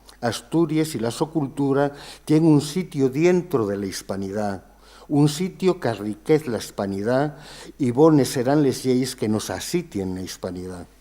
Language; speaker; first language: Asturian; native; Asturian